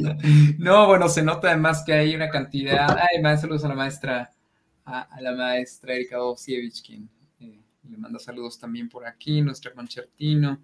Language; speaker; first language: Spanish; native; Spanish